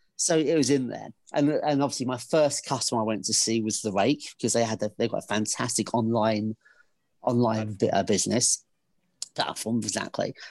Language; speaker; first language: English; native; English